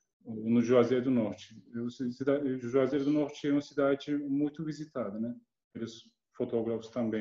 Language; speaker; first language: Portuguese; non-native, learner; Turkish